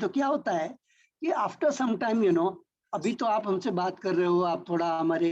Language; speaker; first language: Hindi; native; Hindi